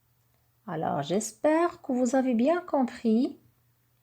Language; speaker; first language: French; non-native, local second language; Arabic